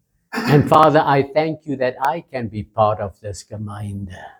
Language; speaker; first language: English; non-native, local second language; Afrikaans